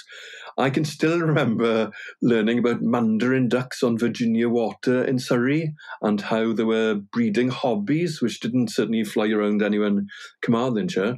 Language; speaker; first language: English; non-native, local second language; Welsh